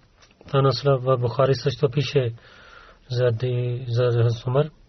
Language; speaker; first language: Bulgarian; non-native, learner; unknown